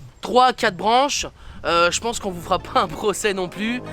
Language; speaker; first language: French; native; French